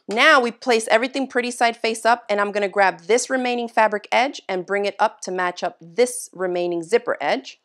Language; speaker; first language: English; native; English